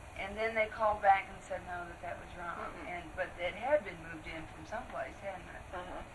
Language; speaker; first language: English; native; English